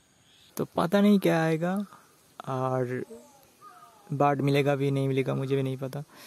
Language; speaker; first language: Hindi; non-native, local second language; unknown